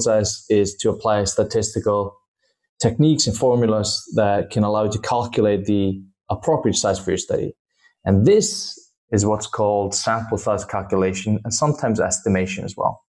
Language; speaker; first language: English; non-native, fluent; Danish